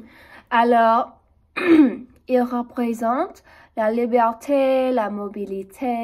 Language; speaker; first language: French; non-native, learner; English